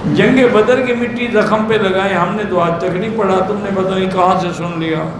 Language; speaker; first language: Urdu; early bilingual, heritage; Urdu